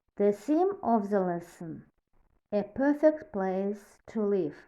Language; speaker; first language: English; non-native, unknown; Kazakh